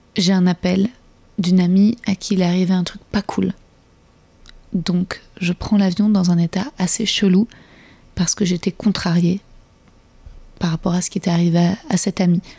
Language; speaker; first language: French; native; French